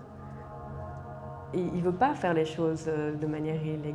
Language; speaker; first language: French; native; French